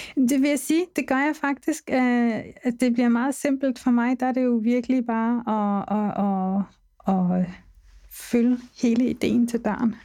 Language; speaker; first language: Danish; early bilingual, other home language; Arabic